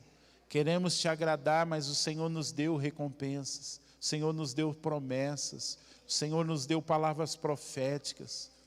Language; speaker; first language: Portuguese; native; Portuguese